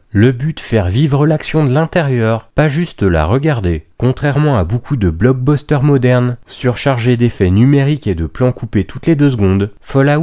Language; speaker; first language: French; native; French